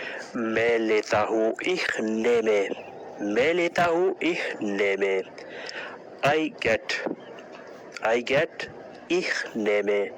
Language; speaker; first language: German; non-native, learner; Urdu